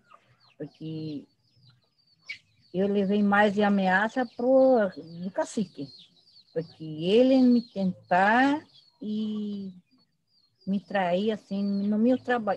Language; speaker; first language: Portuguese; non-native, local second language; Guarani